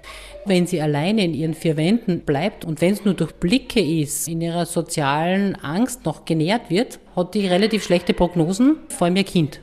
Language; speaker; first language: German; native; German